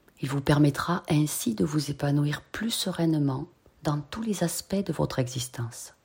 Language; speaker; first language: French; native; French